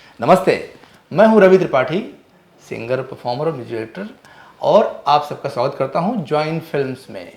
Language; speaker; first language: Hindi; native; Hindi